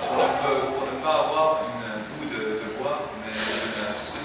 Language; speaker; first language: French; non-native, fluent; English